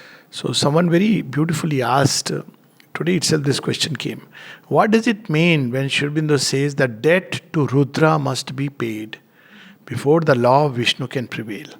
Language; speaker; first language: English; non-native, local second language; Hindi